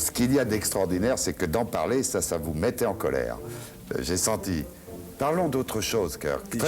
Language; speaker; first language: French; native; French